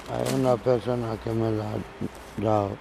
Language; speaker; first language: Spanish; non-native, learner; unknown